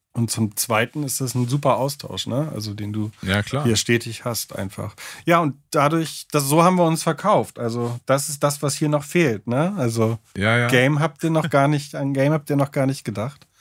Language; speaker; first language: German; native; German